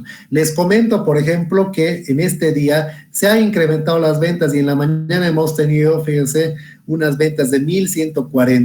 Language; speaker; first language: Spanish; native; Spanish